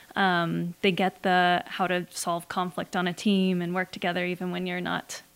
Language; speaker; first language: English; native; English